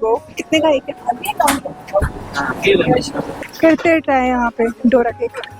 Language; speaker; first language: Hindi; native; Hindi